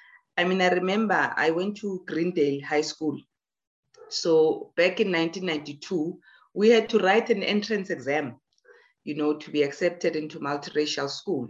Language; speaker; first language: English; non-native, local second language; Zulu